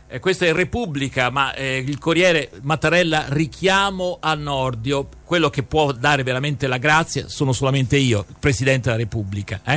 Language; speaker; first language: Italian; native; Italian